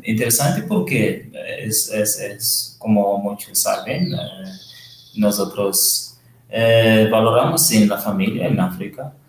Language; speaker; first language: Spanish; non-native, learner; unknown